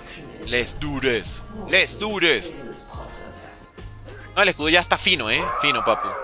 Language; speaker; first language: Spanish; native; Spanish